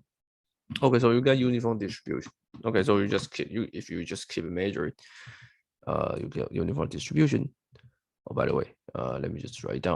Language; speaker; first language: English; non-native, fluent; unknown